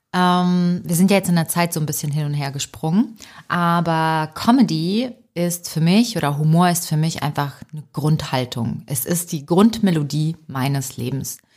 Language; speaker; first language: German; early bilingual, other home language; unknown